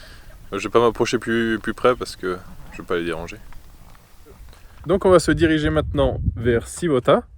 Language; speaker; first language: French; native; French